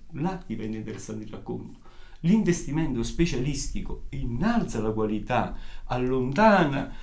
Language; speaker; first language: Italian; native; Italian